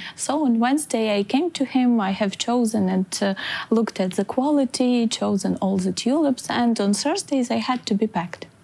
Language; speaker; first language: English; non-native, fluent; Ukrainian